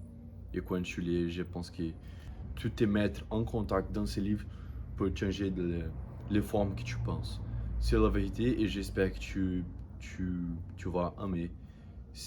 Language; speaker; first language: French; non-native, learner; Portuguese